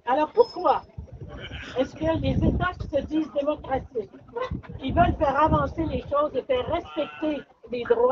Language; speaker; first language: French; native; French